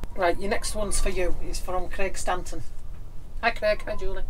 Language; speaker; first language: English; native; English